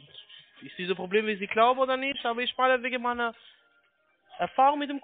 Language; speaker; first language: German; non-native, learner; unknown